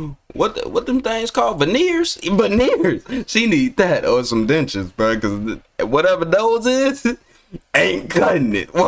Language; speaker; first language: English; native; English